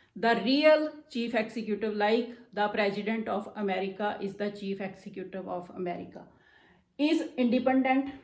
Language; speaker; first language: English; non-native, local second language; Punjabi